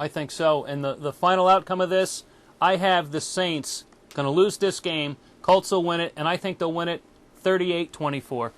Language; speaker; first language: English; native; English